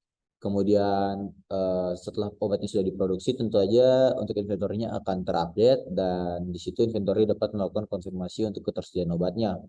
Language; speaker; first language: Indonesian; native; Indonesian